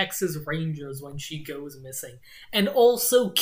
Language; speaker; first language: English; native; English